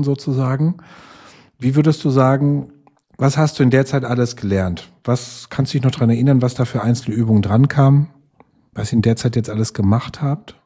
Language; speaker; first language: German; native; German